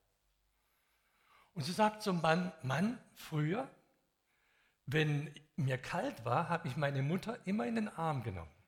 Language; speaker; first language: German; native; German